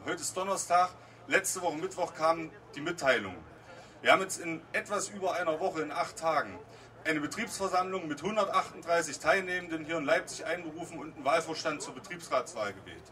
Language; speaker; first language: German; native; German